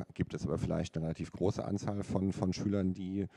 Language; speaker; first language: German; native; German